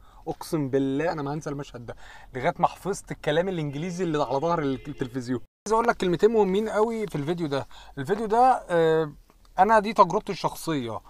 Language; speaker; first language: Arabic; native; Arabic